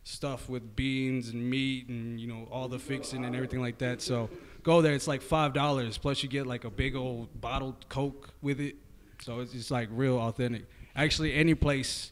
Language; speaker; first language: English; native; English